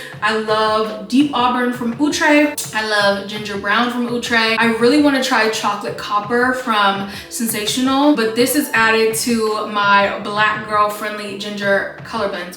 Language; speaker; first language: English; native; English